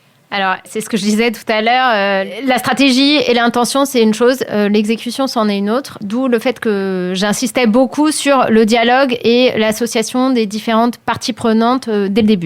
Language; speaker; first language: French; native; French